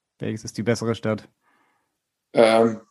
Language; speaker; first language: German; native; German